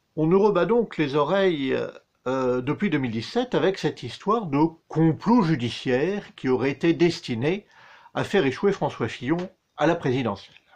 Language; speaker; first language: French; native; French